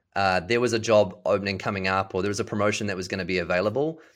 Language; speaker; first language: English; native; English